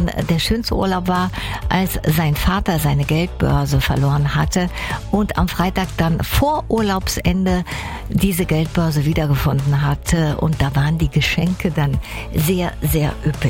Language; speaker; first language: German; native; German